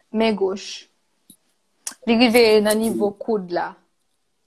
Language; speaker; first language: French; non-native, local second language; Haitian Creole